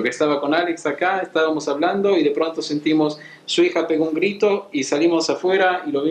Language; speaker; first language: Spanish; native; Spanish